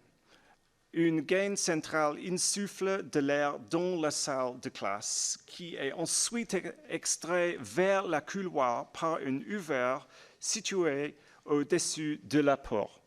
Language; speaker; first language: French; non-native, learner; English